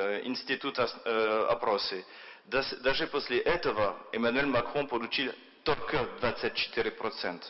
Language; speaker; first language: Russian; non-native, fluent; French